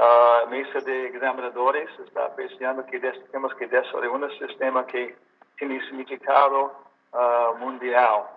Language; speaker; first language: Spanish; non-native, learner; English